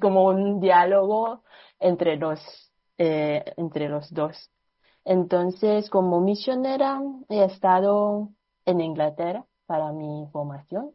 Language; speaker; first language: Spanish; non-native, fluent; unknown